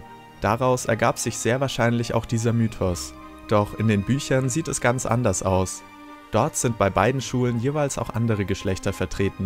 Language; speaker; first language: German; native; German